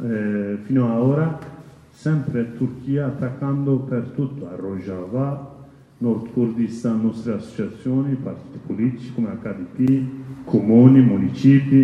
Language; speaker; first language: Italian; non-native, learner; Kurdish